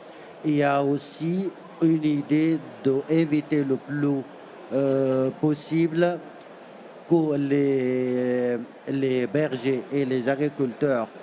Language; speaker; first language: French; non-native, fluent; Arabic